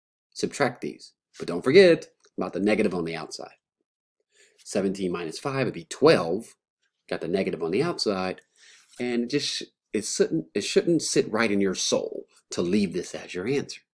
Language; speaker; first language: English; native; English